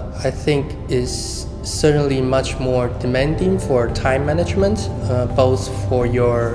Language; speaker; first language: English; non-native, fluent; Chinese